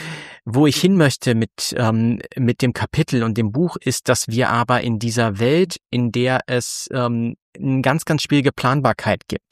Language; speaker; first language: German; native; German